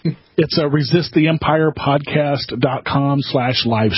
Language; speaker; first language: English; native; English